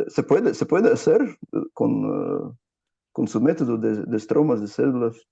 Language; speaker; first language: Spanish; non-native, fluent; Russian